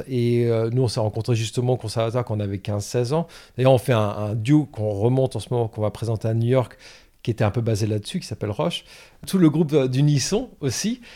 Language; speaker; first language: French; native; French